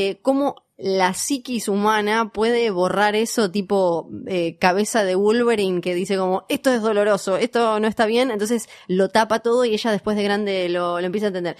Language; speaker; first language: Spanish; native; Spanish